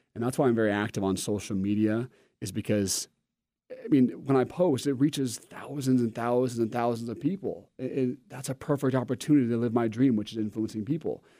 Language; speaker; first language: English; native; English